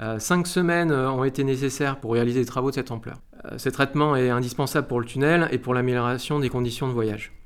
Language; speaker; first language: French; native; French